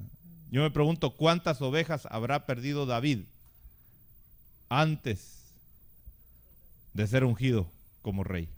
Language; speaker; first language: Spanish; native; Spanish